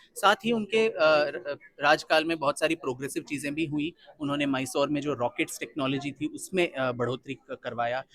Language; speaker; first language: Hindi; non-native, local second language; Kannada